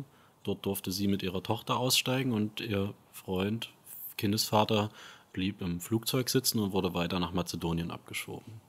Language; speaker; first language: German; native; German